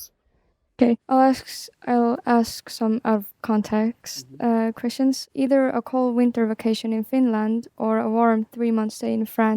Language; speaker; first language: English; non-native, fluent; Estonian